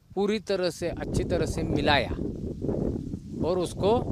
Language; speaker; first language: Hindi; non-native, local second language; Marathi